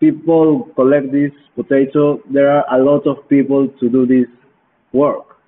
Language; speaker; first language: English; non-native, learner; Spanish